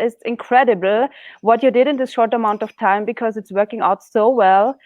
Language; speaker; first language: English; non-native, fluent; German